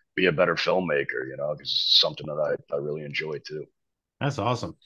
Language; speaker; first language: English; native; English